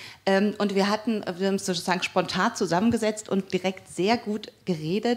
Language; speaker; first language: German; native; German